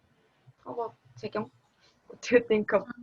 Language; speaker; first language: English; non-native, learner; Korean